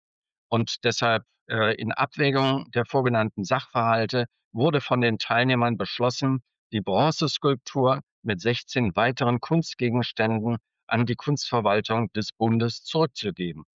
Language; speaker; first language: German; native; German